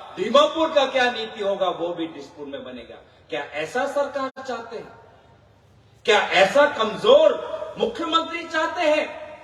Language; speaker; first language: Hindi; non-native, local second language; Assamese